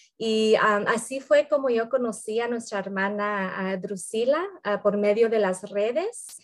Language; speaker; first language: Spanish; early bilingual, heritage; Spanish